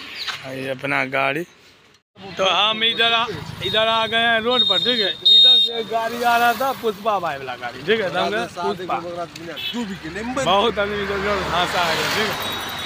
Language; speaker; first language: Hindi; non-native, local second language; Bangla